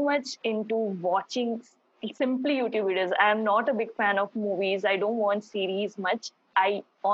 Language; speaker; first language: English; non-native, local second language; Hindi